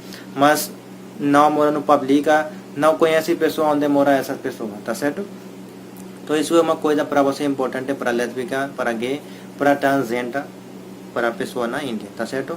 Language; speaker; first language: Portuguese; non-native, learner; Hindi